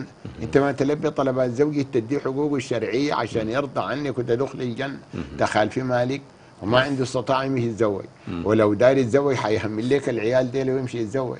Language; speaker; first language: Arabic; native; Arabic